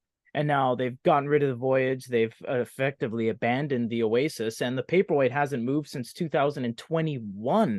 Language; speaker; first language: English; native; English